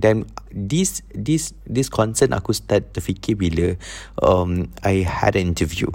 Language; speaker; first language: English; non-native, local second language; Malay